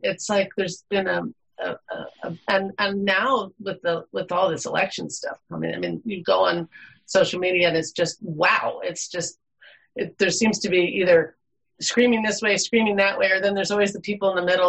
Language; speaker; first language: English; native; English